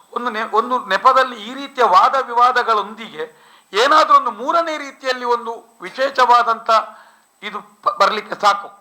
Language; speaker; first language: Kannada; non-native, local second language; Tulu